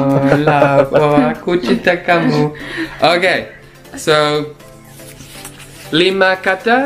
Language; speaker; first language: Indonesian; non-native, learner; English